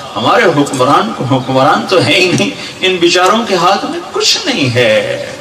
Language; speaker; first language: Urdu; non-native, local second language; Punjabi